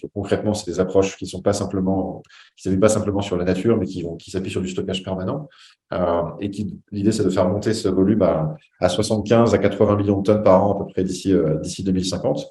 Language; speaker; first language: French; native; French